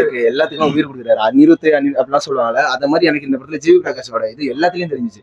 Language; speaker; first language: Tamil; native; Tamil